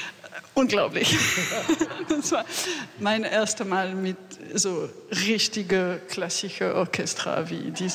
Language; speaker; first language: German; non-native, learner; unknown